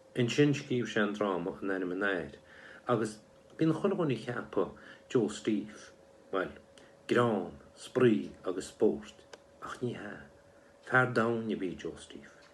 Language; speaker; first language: Irish; native; Irish